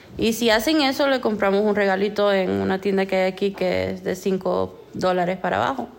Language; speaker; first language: Spanish; non-native, fluent; English